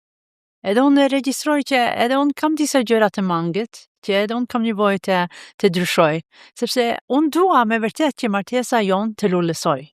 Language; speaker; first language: Albanian; non-native, fluent; Norwegian